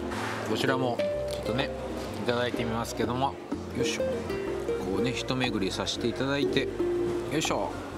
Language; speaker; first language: Japanese; native; Japanese